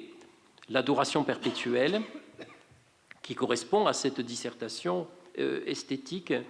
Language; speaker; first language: French; native; French